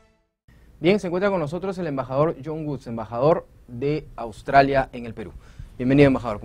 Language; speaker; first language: Spanish; native; Spanish